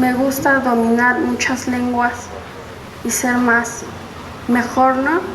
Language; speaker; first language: Spanish; non-native, local second language; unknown